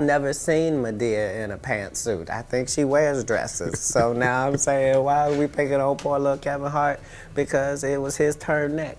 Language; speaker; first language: English; native; English